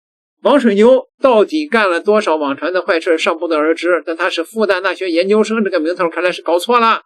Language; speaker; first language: Chinese; native; Chinese